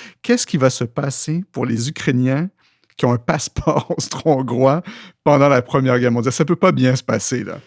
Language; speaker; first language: French; native; French